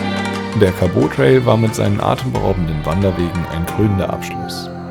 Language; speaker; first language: German; native; German